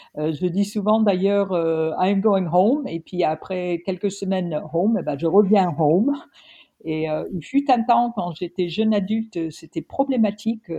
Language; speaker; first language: French; non-native, fluent; English